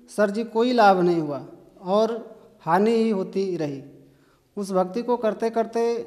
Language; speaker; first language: Hindi; native; Hindi